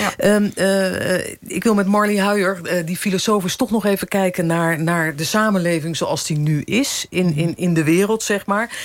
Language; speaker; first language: Dutch; native; Dutch